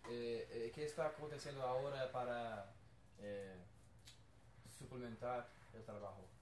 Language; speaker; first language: Spanish; non-native, learner; English